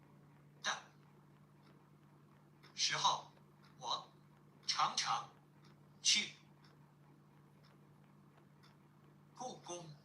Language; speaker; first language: Chinese; non-native, learner; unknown